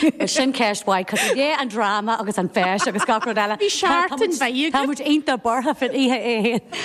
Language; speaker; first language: Irish; non-native, local second language; English